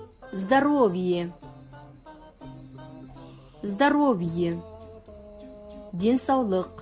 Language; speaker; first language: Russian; non-native, fluent; Kazakh